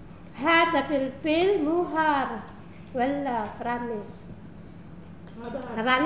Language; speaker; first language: Arabic; non-native, learner; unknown